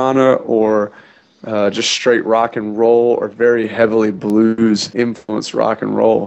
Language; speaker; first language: English; native; English